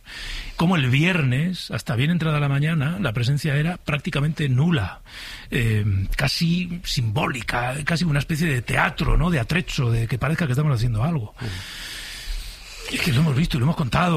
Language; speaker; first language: Spanish; native; Spanish